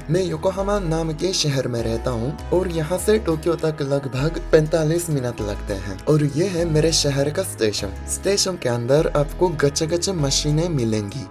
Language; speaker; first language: Hindi; non-native, fluent; Japanese